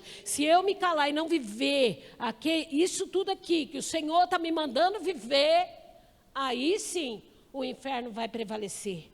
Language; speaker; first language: Portuguese; native; Portuguese